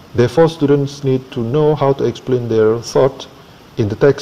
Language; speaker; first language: English; non-native, fluent; Indonesian